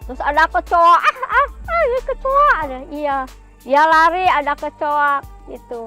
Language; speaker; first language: Indonesian; native; Indonesian